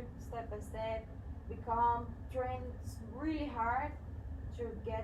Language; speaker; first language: English; non-native, learner; Portuguese